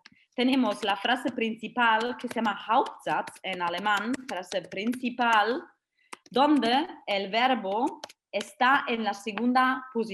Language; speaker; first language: Spanish; non-native, fluent; German